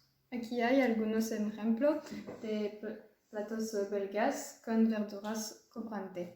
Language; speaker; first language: Spanish; non-native, learner; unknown